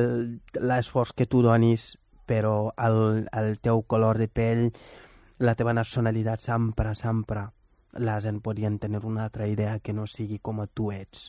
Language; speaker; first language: Catalan; non-native, fluent; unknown